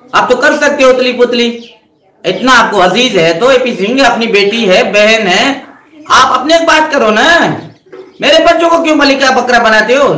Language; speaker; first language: Urdu; non-native, local second language; Sindhi